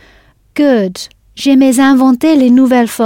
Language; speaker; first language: French; non-native, fluent; English